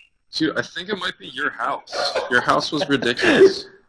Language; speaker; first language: English; native; English